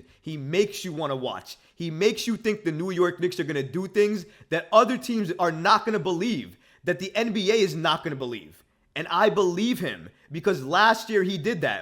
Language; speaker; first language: English; native; English